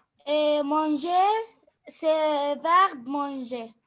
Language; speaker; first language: French; non-native, learner; Arabic